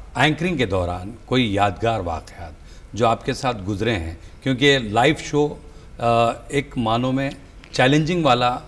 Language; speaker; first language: Hindi; native; Hindi